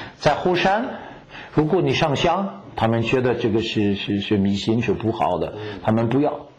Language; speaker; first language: Chinese; non-native, fluent; French